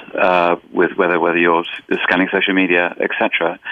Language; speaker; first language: English; native; English